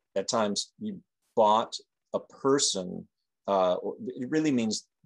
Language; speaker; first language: English; native; English